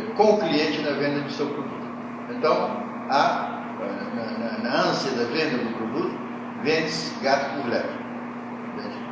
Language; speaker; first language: Portuguese; non-native, local second language; Kabuverdianu